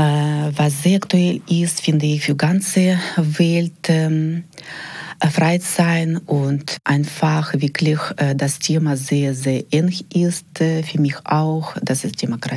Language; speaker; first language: German; non-native, fluent; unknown